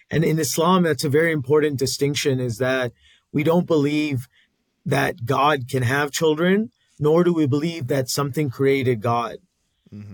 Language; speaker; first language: English; native; English